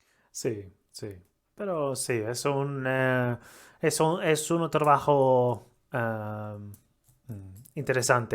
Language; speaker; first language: Spanish; non-native, learner; English